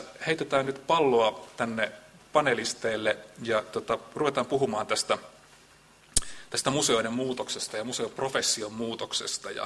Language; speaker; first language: Finnish; native; Finnish